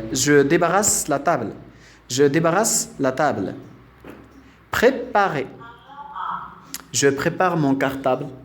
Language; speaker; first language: French; non-native, local second language; Arabic